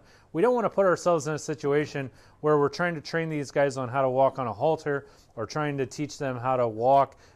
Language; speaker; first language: English; native; English